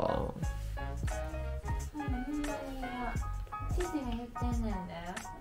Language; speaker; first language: Japanese; native; Japanese